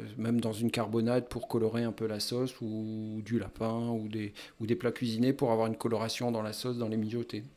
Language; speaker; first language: French; native; French